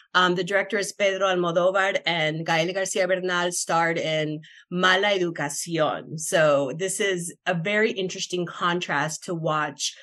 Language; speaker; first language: English; non-native, fluent; Spanish